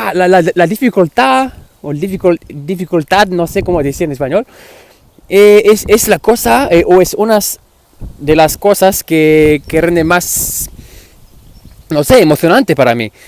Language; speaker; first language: Spanish; non-native, fluent; English